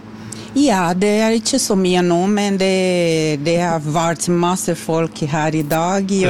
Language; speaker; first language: Norwegian; non-native, learner; Portuguese